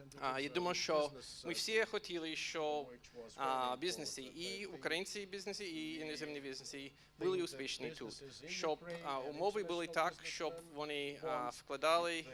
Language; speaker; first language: Ukrainian; non-native, fluent; English